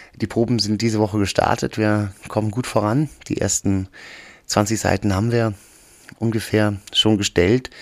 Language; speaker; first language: German; native; German